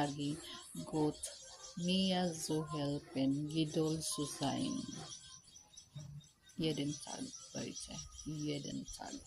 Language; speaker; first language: German; non-native, learner; Filipino